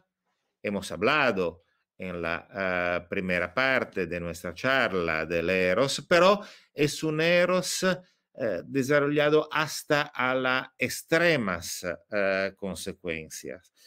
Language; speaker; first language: Spanish; non-native, fluent; Italian